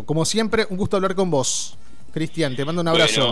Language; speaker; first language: Spanish; native; Spanish